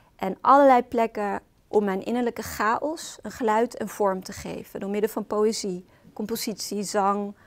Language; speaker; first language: Dutch; early bilingual, other home language; Arabic